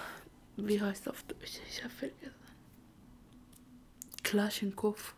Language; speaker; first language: German; non-native, learner; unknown